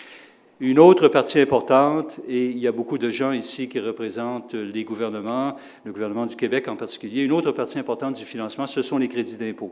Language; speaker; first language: French; native; French